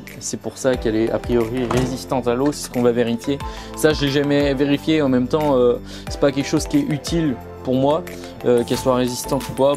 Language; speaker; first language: French; native; French